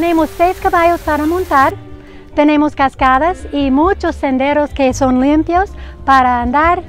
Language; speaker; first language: Spanish; non-native, learner; English